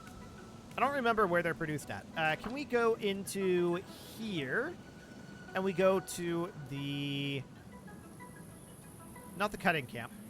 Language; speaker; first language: English; native; English